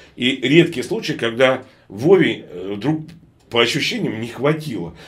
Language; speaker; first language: Russian; native; Russian